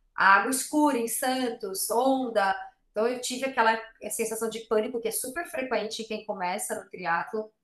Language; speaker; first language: Portuguese; native; Portuguese